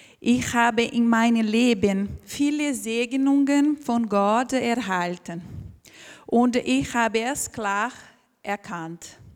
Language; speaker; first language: German; non-native, fluent; Portuguese